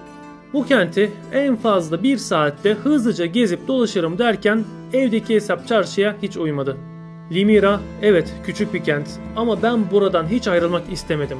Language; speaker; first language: Turkish; native; Turkish